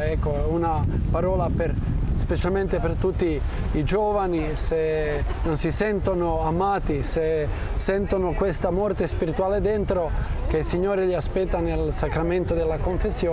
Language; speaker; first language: Italian; non-native, fluent; Croatian